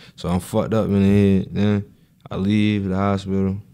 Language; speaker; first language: English; native; English